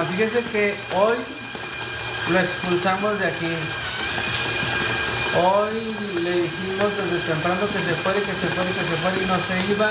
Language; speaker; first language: Spanish; native; Spanish